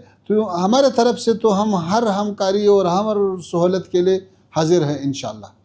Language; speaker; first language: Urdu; non-native, fluent; Pashto